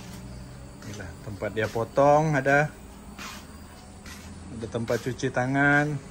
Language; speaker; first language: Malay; non-native, local second language; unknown